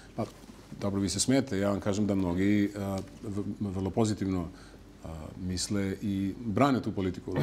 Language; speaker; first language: Serbian; native; Serbian